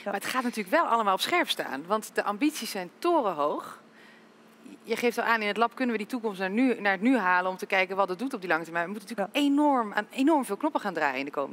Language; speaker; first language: Dutch; native; Dutch